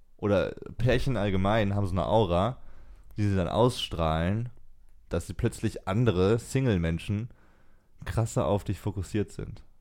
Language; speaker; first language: German; native; German